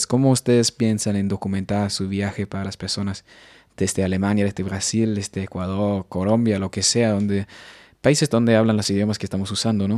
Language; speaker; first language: Spanish; non-native, fluent; German